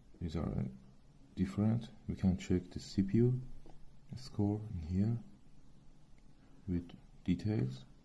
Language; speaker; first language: English; non-native, learner; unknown